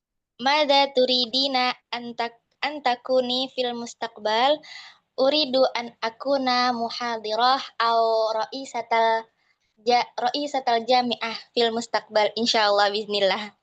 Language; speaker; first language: Arabic; non-native, learner; Indonesian